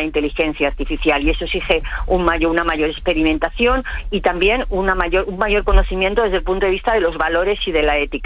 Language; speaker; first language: Spanish; native; Spanish